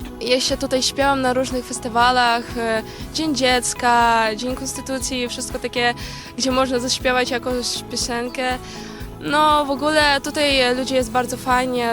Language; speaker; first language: Polish; non-native, learner; Ukrainian